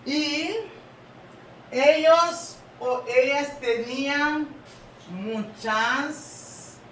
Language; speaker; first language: Spanish; non-native, learner; Haitian Creole